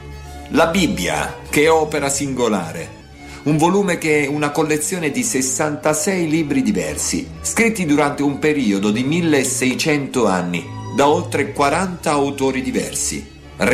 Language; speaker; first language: Italian; native; Italian